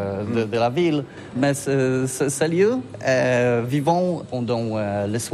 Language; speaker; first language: French; non-native, learner; Polish